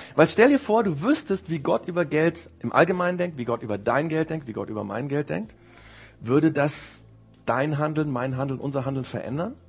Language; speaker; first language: German; early bilingual, other home language; Japanese